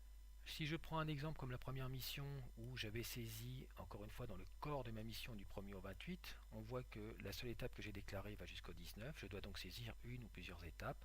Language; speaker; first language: French; native; French